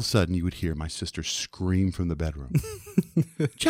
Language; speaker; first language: English; early bilingual, other home language; Spanish